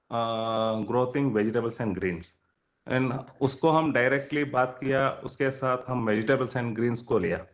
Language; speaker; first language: Hindi; non-native, local second language; Kannada